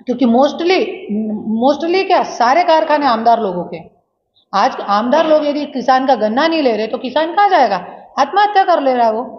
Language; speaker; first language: Hindi; non-native, local second language; Marathi